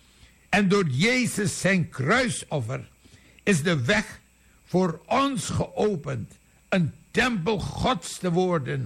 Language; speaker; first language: Dutch; native; Dutch